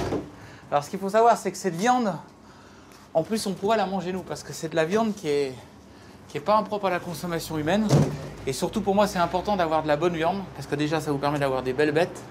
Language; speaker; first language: French; native; French